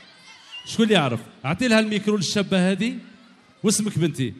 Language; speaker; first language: Arabic; native; Arabic